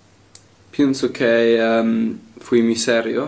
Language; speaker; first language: Spanish; non-native, learner; English